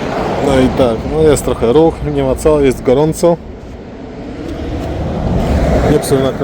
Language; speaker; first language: Polish; native; Polish